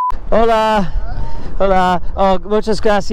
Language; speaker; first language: Spanish; non-native, learner; English